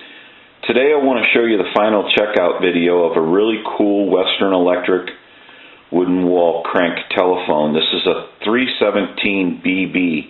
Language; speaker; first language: English; native; English